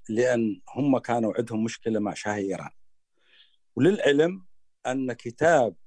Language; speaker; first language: Arabic; native; Arabic